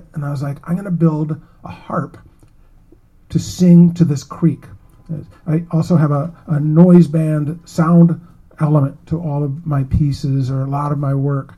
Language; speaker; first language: English; native; English